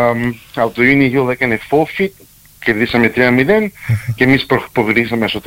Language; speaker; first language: Greek; early bilingual, heritage; Greek